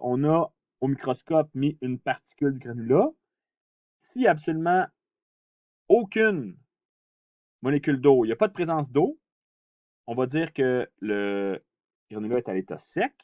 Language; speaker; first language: French; native; French